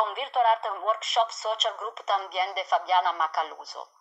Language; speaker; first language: Spanish; non-native, learner; Italian